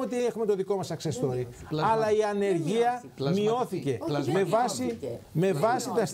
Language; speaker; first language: Greek; native; Greek